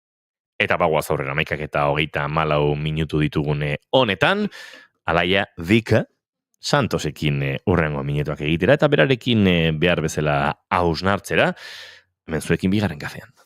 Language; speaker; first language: Basque; native; Basque